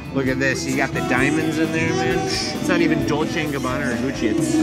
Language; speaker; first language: English; native; English